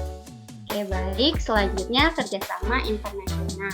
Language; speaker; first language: Indonesian; native; Indonesian